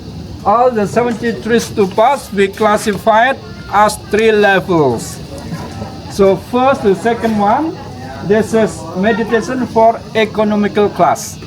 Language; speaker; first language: English; non-native, learner; Indonesian